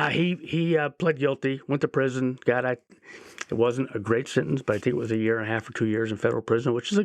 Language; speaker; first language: English; native; English